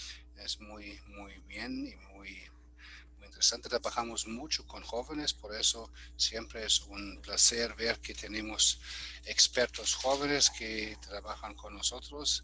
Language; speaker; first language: Spanish; non-native, fluent; German